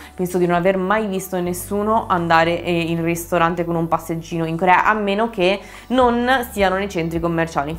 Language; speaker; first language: Italian; native; Italian